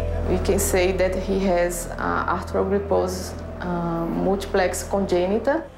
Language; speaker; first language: English; non-native, fluent; Portuguese